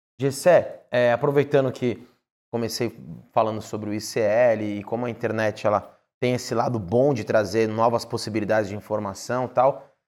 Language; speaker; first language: Portuguese; native; Portuguese